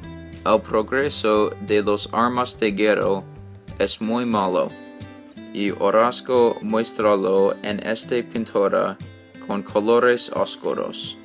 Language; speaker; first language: Spanish; non-native, learner; English